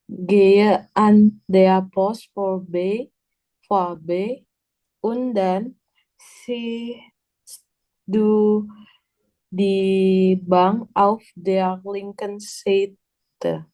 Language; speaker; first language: German; non-native, learner; Indonesian